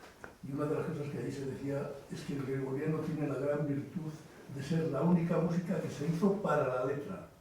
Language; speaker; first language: Spanish; native; Spanish